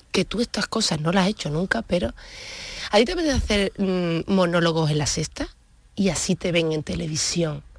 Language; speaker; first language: Spanish; native; Spanish